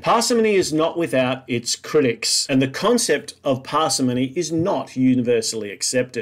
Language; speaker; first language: English; native; English